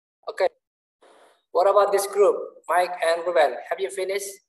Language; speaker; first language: English; non-native, fluent; Indonesian